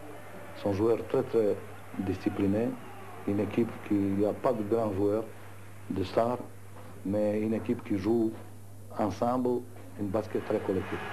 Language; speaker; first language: French; non-native, learner; Croatian